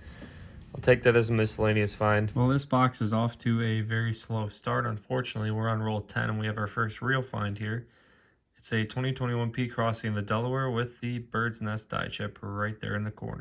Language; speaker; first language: English; native; English